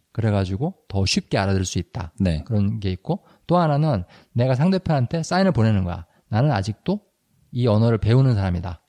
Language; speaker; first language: Korean; native; Korean